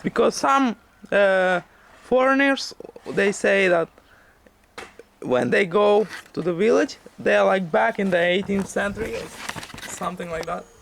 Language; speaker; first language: English; non-native, fluent; Romanian